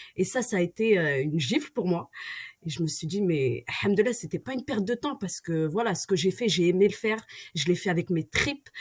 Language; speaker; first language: French; early bilingual, other home language; Arabic